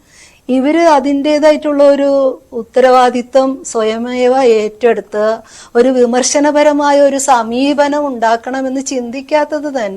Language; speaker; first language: Malayalam; native; Malayalam